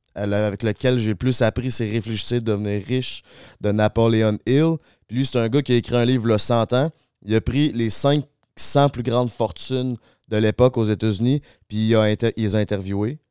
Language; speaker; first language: French; native; French